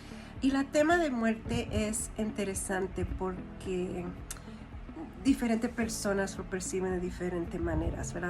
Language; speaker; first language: Spanish; early bilingual, heritage; Spanish